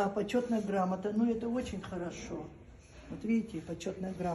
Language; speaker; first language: Russian; native; Russian